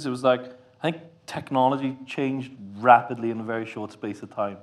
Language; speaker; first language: English; native; English